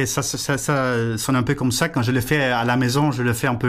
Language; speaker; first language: French; non-native, fluent; Spanish